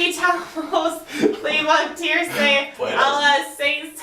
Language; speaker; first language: Spanish; non-native, learner; English